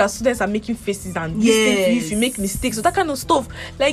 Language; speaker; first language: English; non-native, local second language; Igbo